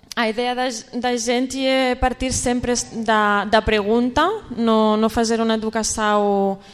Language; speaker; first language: Portuguese; non-native, fluent; Catalan